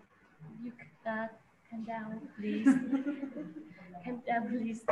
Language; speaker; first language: English; non-native, learner; Vietnamese